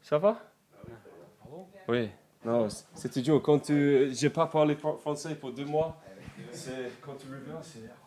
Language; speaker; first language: French; non-native, learner; English